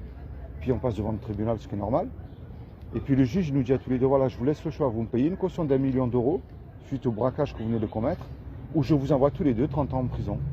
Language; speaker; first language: French; native; French